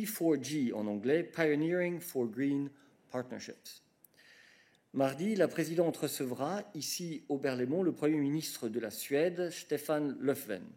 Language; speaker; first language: French; native; French